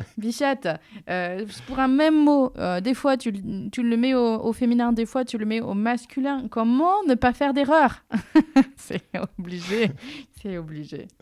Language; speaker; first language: French; native; French